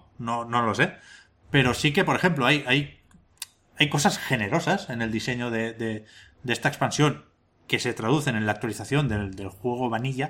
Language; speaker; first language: Spanish; native; Spanish